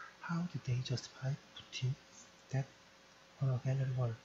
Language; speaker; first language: English; non-native, fluent; Korean